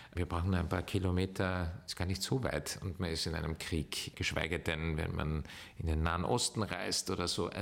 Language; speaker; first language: German; native; German